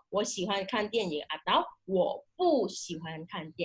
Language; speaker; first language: Chinese; non-native, fluent; Indonesian